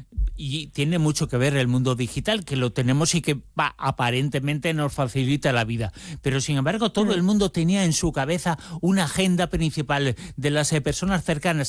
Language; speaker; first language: Spanish; native; Spanish